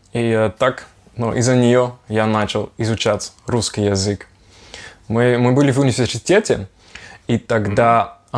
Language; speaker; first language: Russian; non-native, fluent; Dutch